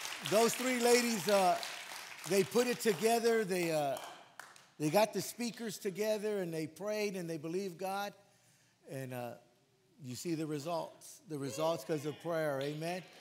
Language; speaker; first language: English; early bilingual, other home language; Spanish